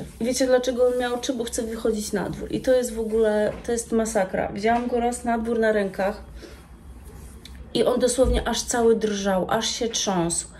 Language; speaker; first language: Polish; native; Polish